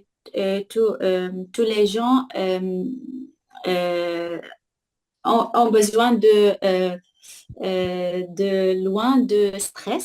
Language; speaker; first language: French; non-native, learner; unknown